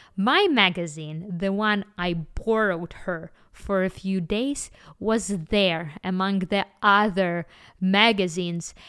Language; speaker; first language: English; non-native, fluent; Ukrainian